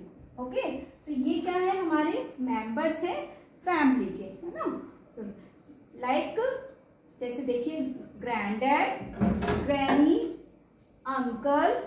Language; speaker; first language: Hindi; native; Hindi